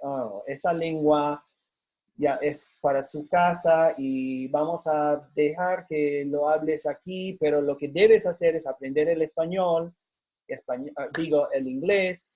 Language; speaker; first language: Spanish; non-native, fluent; English